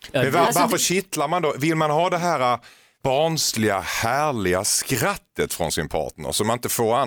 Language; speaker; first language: Swedish; native; Swedish